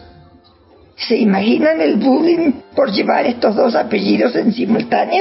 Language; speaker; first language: Spanish; native; Spanish